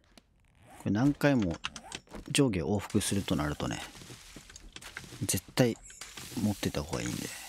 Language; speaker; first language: Japanese; native; Japanese